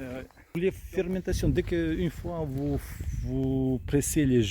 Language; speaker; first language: French; non-native, learner; Russian